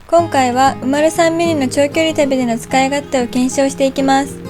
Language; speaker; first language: Japanese; native; Japanese